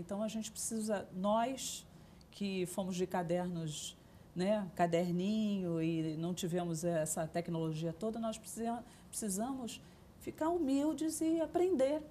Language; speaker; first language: Portuguese; native; Portuguese